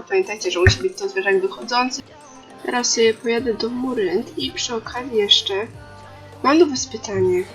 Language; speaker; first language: Polish; native; Polish